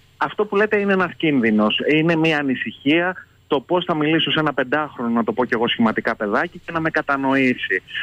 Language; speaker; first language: Greek; native; Greek